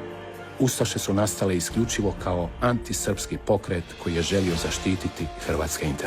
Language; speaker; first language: Croatian; native; Croatian